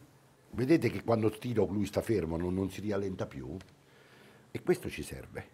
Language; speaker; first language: Italian; native; Italian